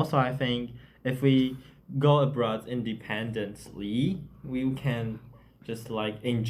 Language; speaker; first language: English; non-native, learner; Chinese